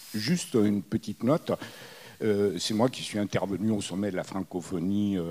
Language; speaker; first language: French; early bilingual, other home language; Italian